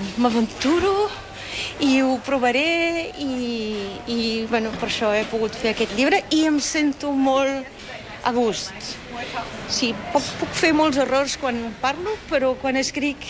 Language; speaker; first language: Catalan; non-native, fluent; German